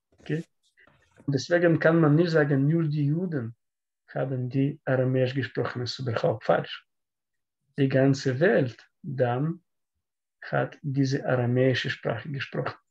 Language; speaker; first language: German; non-native, learner; Russian